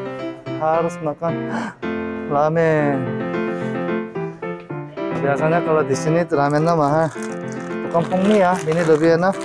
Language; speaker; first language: Indonesian; non-native, fluent; Korean